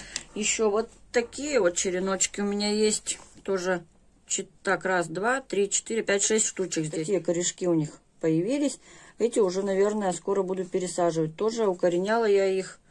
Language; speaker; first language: Russian; native; Russian